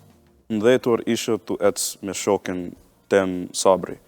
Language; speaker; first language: Albanian; non-native, learner; English